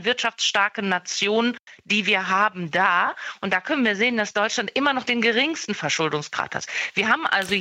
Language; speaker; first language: German; native; German